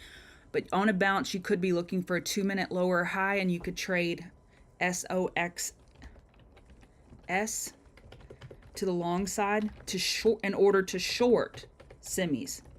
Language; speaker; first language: English; native; English